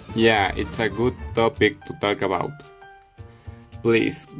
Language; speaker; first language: English; non-native, learner; Spanish